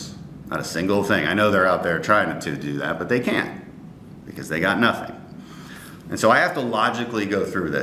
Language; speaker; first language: English; native; English